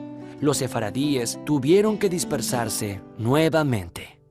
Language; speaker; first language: Spanish; native; Spanish